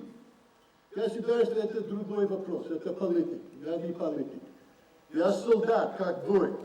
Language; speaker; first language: Russian; non-native, learner; English